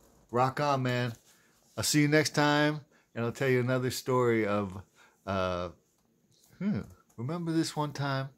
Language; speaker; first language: English; native; English